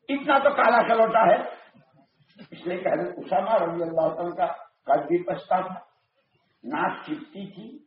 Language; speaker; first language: Urdu; non-native, local second language; Gujarati